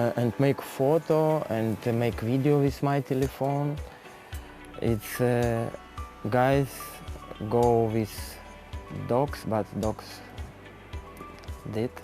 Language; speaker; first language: English; non-native, learner; Russian